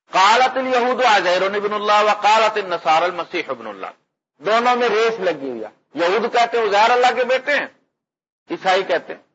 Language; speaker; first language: Urdu; non-native, local second language; Punjabi